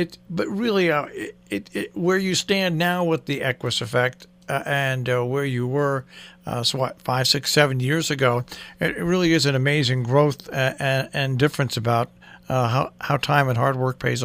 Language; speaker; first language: English; native; English